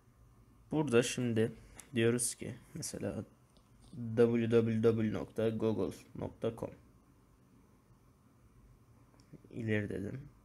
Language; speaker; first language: Turkish; native; Turkish